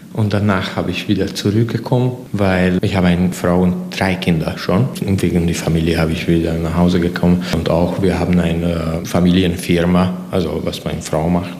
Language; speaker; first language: German; non-native, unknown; Hungarian